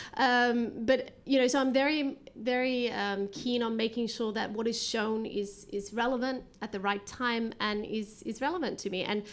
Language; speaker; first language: English; native; English